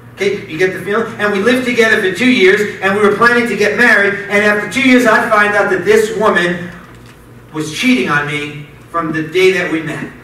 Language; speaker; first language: English; native; English